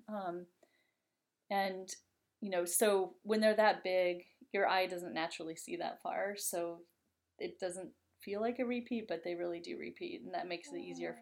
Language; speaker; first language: English; native; English